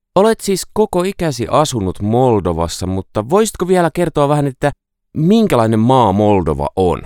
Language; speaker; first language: Finnish; native; Finnish